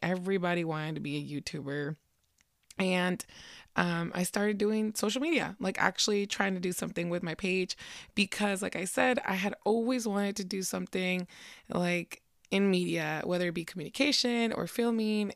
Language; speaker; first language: English; early bilingual, other home language; Spanish